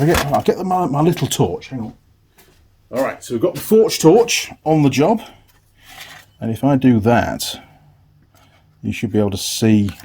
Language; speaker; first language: English; native; English